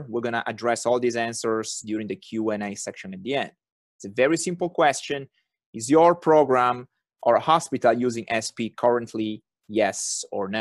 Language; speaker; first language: English; non-native, fluent; Italian